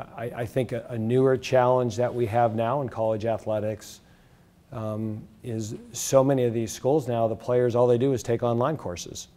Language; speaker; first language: English; native; English